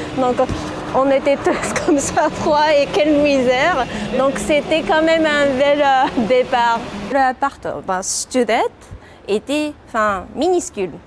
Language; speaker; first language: French; non-native, fluent; Japanese